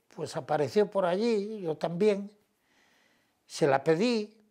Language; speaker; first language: Spanish; native; Spanish